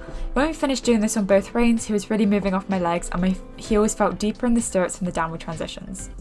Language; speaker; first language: English; native; English